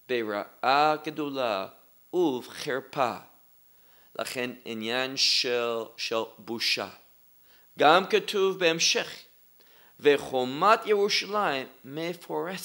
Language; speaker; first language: Hebrew; non-native, fluent; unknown